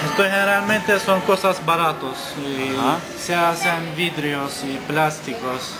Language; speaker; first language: Spanish; non-native, learner; Turkish